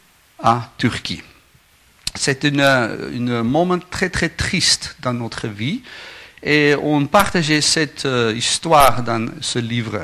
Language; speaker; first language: French; non-native, learner; Afrikaans